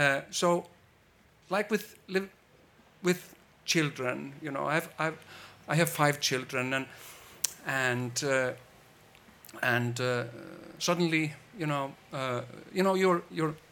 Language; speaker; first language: English; non-native, fluent; Icelandic